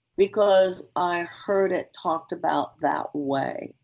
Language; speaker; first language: English; native; English